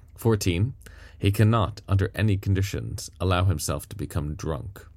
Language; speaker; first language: English; native; English